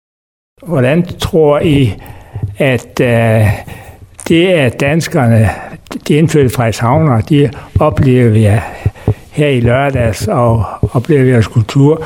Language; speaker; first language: Danish; native; Danish